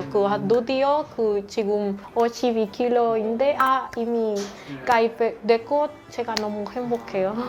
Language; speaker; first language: Korean; non-native, learner; Spanish